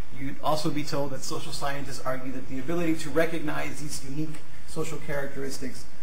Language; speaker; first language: English; native; English